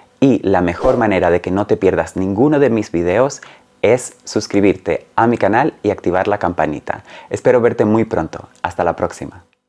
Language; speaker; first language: Spanish; native; Spanish